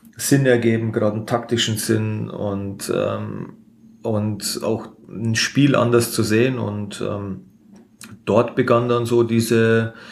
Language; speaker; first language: German; native; German